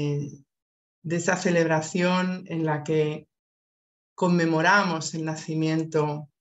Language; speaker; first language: Spanish; native; Spanish